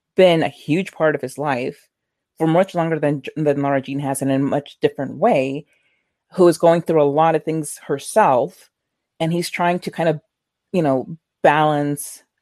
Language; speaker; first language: English; early bilingual, other home language; Spanish